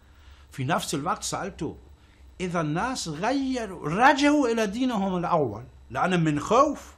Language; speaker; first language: Arabic; non-native, fluent; Persian